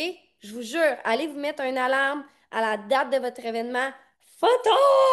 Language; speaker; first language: French; native; French